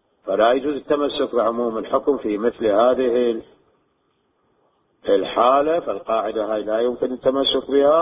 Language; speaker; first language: Arabic; native; Arabic